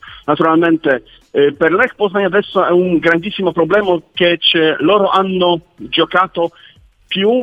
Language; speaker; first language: Italian; non-native, learner; Polish